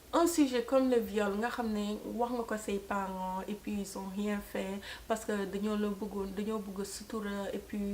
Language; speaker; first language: French; non-native, local second language; Wolof